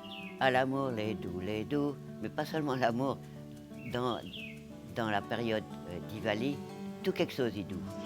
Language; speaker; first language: French; non-native, local second language; Morisyen